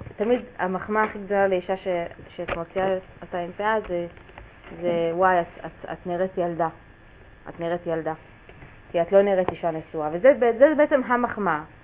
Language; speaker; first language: Hebrew; native; Hebrew